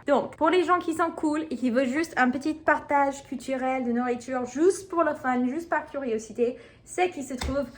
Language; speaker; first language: French; non-native, fluent; English